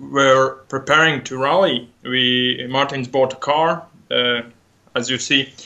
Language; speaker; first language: English; non-native, learner; Latvian